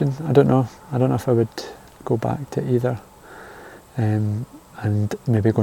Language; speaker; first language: English; native; English